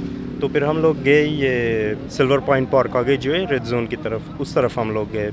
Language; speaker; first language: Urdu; non-native, fluent; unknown